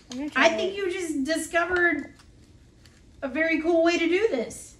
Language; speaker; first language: English; native; English